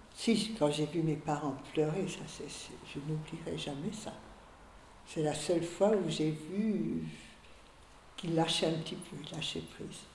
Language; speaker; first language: French; early bilingual, other home language; Hungarian